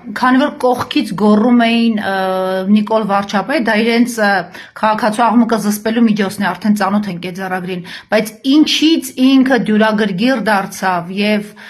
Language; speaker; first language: Armenian; native; Armenian